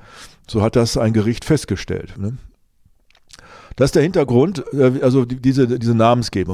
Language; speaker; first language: German; native; German